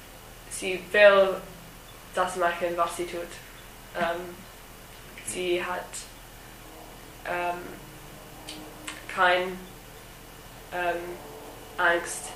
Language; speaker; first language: German; non-native, learner; English